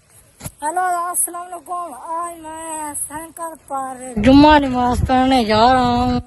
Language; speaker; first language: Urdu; non-native, local second language; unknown